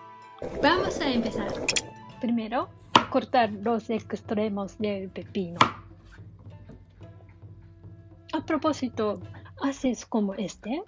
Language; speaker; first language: Spanish; non-native, learner; Japanese